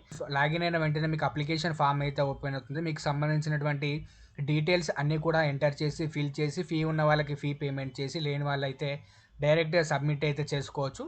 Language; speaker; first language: Telugu; native; Telugu